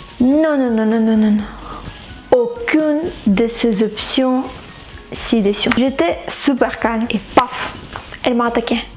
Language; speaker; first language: French; non-native, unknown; Ukrainian